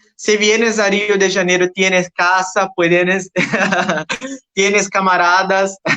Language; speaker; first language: Spanish; non-native, learner; Portuguese